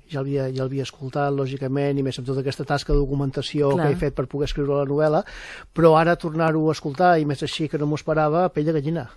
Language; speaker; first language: Catalan; native; Catalan